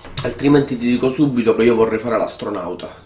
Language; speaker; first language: Italian; native; Italian